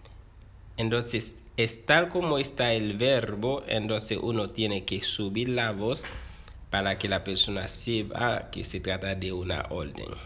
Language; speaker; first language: Spanish; non-native, fluent; Haitian Creole